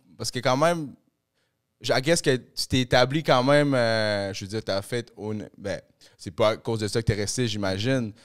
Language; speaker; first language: French; early bilingual, other home language; Spanish